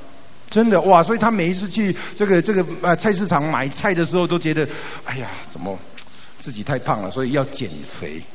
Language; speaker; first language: Chinese; native; Chinese